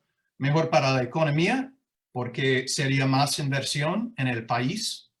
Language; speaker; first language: Spanish; non-native, fluent; English